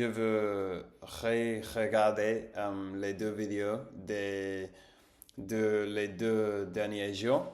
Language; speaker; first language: French; non-native, learner; English